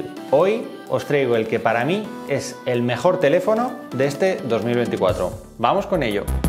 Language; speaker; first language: Spanish; native; Spanish